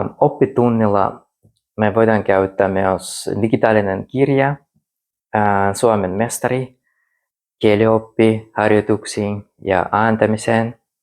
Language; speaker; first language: Finnish; non-native, fluent; Russian